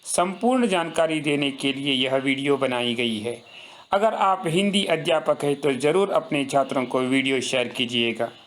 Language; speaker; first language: Hindi; non-native, local second language; Kannada